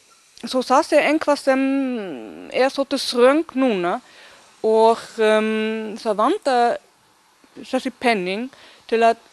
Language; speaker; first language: Icelandic; non-native, learner; Danish